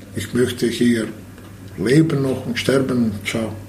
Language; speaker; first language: German; non-native, learner; Bosnian